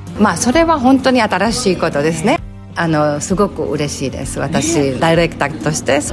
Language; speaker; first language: Japanese; non-native, fluent; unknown